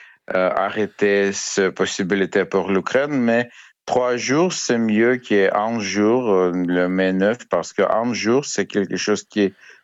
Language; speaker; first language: French; non-native, fluent; Ukrainian